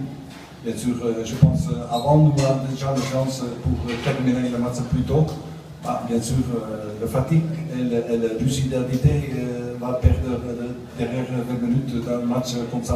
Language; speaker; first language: French; non-native, learner; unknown